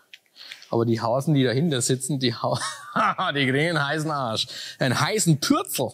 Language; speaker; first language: German; native; German